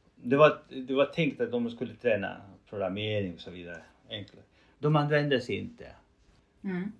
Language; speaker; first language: Swedish; non-native, fluent; Spanish